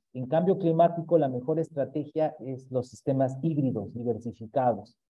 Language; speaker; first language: Spanish; native; Spanish